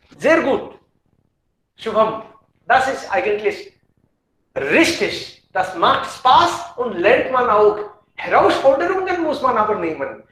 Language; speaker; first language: German; non-native, fluent; Hindi